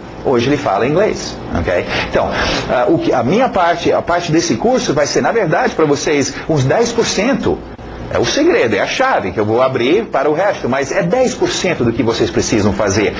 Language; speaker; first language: Portuguese; native; Portuguese